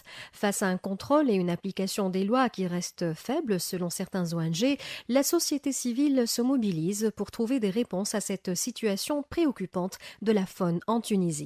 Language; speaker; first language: French; non-native, local second language; Arabic